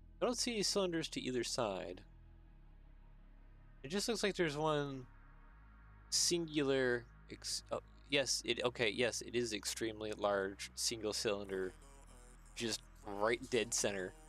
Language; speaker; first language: English; native; English